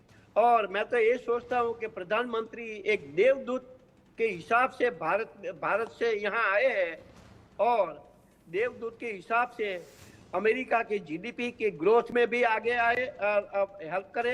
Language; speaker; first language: Hindi; non-native, local second language; Gujarati